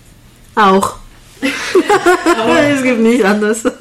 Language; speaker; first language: German; non-native, fluent; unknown